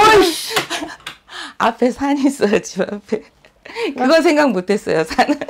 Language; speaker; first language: Korean; native; Korean